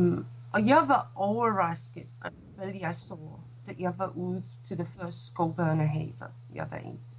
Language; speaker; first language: Danish; non-native, fluent; English